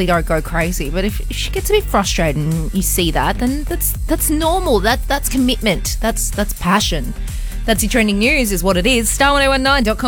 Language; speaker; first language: English; native; English